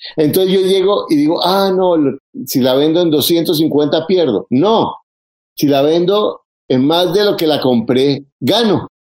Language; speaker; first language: Spanish; native; Spanish